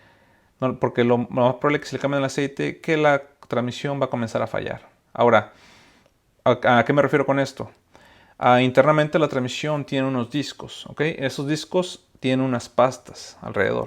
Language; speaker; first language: Spanish; native; Spanish